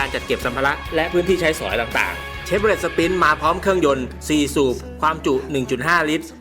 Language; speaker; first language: Thai; native; Thai